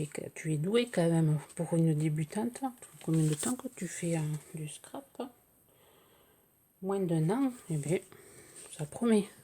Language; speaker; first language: French; native; French